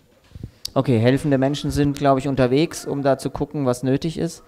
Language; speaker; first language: German; native; German